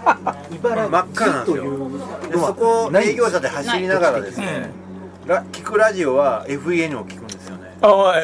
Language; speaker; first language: Japanese; native; Japanese